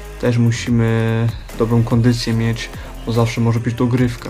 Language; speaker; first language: Polish; early bilingual, heritage; Polish